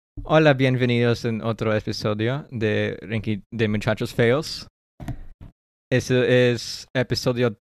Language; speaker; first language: Spanish; early bilingual, heritage; English